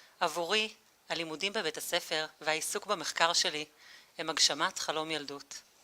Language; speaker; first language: Hebrew; native; Hebrew